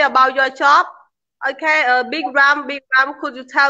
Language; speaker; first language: English; non-native, learner; Khmer